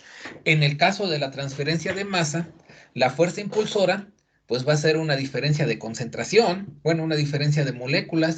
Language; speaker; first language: Spanish; native; Spanish